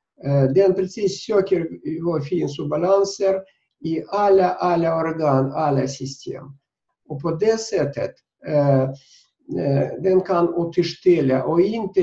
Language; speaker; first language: Swedish; non-native, fluent; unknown